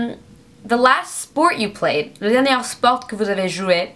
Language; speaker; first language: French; non-native, learner; English